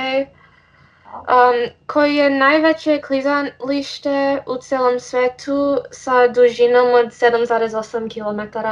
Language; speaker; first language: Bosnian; early bilingual, heritage; English